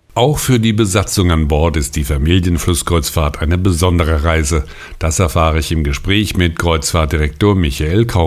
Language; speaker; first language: German; native; German